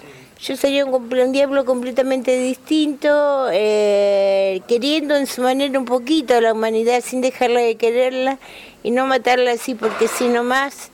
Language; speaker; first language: Spanish; native; Spanish